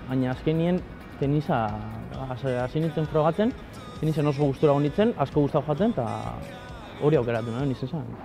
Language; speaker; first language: Basque; native; Basque